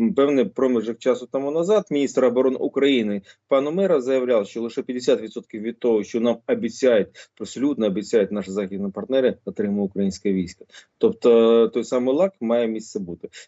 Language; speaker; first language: Ukrainian; native; Ukrainian